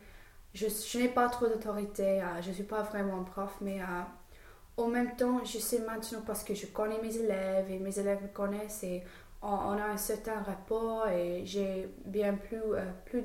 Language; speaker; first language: French; non-native, fluent; English